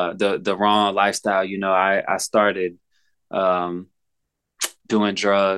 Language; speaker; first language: English; native; English